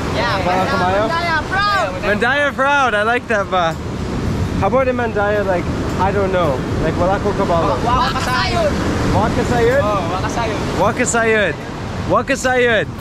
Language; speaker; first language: English; native; English